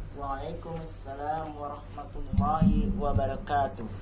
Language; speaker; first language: Arabic; non-native, learner; Indonesian